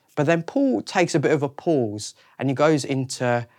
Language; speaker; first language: English; native; English